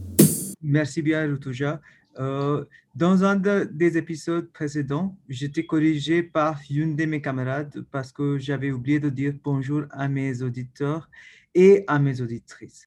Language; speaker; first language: French; non-native, fluent; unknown